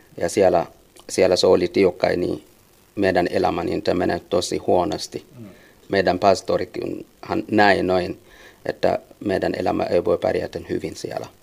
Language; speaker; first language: Finnish; non-native, learner; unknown